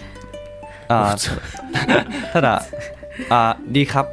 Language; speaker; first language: Japanese; non-native, learner; Thai